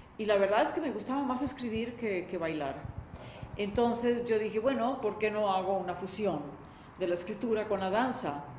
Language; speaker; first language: Spanish; native; Spanish